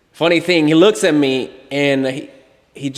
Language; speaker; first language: English; non-native, fluent; Spanish